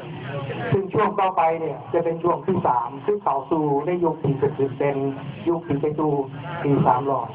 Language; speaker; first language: Thai; non-native, local second language; Lao